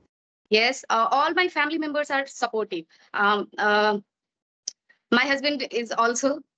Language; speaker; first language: English; non-native, learner; Maithili